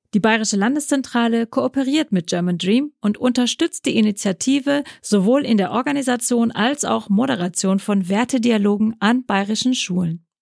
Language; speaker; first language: German; native; German